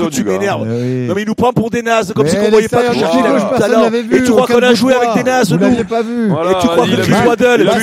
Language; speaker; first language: French; native; French